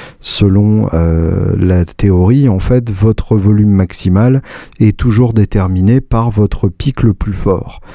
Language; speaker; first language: French; native; French